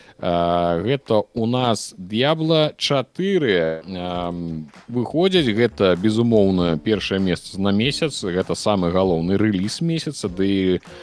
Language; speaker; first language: Belarusian; non-native, local second language; Russian